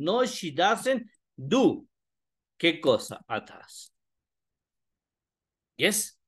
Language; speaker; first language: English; non-native, learner; Spanish